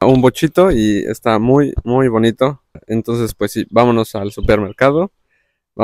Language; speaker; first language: Spanish; native; Spanish